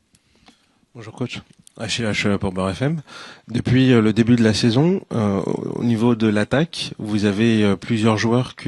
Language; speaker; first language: French; native; French